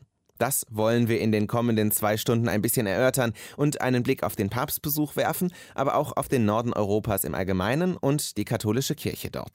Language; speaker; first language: German; native; German